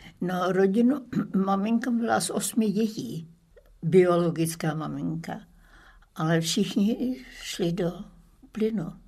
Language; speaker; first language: Czech; early bilingual, other home language; German